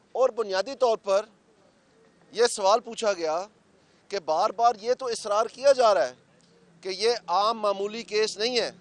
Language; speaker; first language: Urdu; non-native, local second language; Punjabi